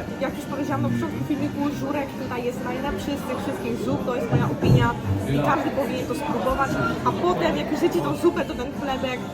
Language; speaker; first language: Polish; native; Polish